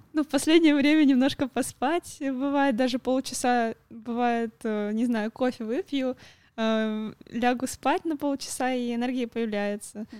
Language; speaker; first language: Russian; native; Russian